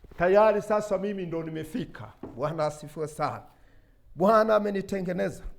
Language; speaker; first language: Swahili; non-native, local second language; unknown